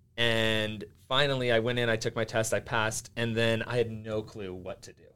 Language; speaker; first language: English; early bilingual, other home language; Finnish